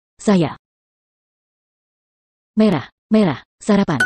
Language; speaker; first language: Indonesian; non-native, learner; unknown